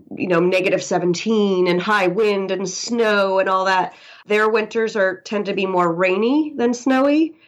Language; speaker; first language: English; native; English